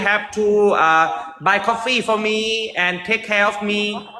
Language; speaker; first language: English; non-native, learner; Thai